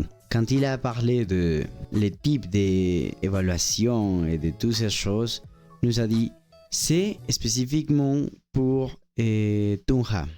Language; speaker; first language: French; non-native, learner; Spanish